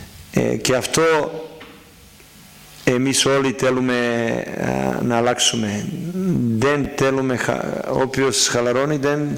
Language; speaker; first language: Greek; non-native, fluent; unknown